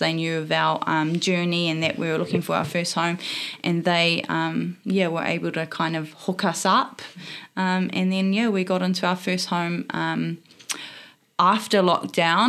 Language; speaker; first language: English; native; English